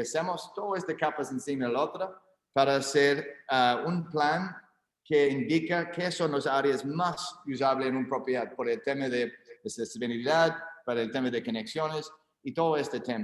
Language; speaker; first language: Spanish; non-native, learner; English